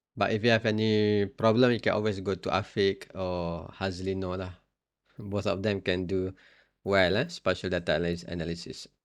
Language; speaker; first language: English; non-native, local second language; Malay